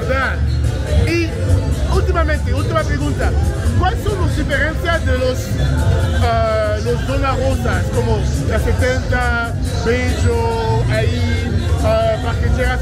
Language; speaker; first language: Spanish; non-native, learner; English